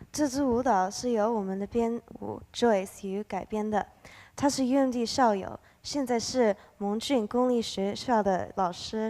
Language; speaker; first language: Chinese; non-native, learner; English